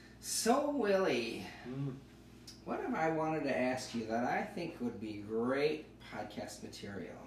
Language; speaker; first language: English; native; English